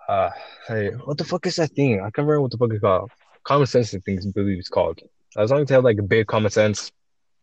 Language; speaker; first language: English; native; English